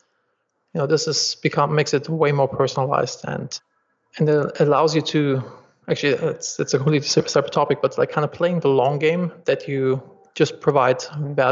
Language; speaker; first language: English; non-native, fluent; German